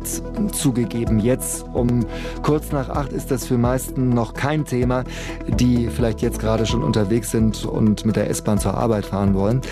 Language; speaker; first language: German; native; German